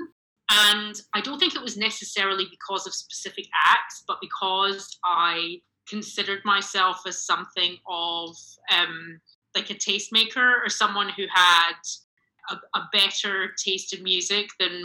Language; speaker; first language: English; native; English